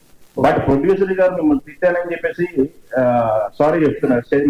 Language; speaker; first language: Telugu; native; Telugu